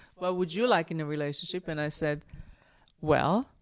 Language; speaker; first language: English; non-native, fluent; Hebrew